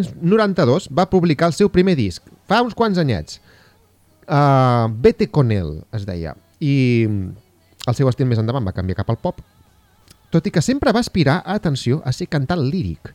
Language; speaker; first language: Catalan; native; Catalan